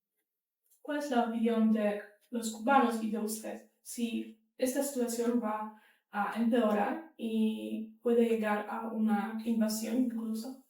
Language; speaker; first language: Spanish; non-native, fluent; Polish